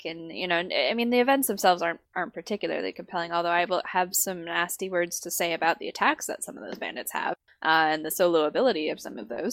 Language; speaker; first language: English; native; English